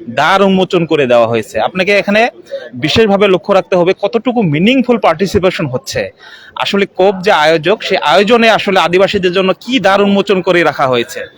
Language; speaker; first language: Bangla; non-native, local second language; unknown